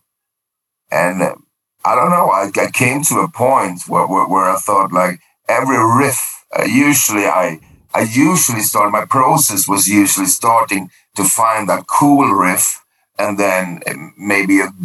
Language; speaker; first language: English; non-native, fluent; Swedish